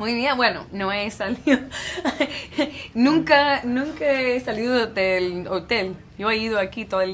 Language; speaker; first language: Spanish; non-native, fluent; English